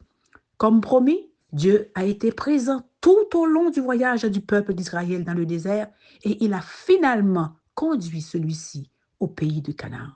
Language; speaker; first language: French; non-native, local second language; Haitian Creole